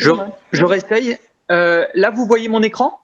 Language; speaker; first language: French; native; French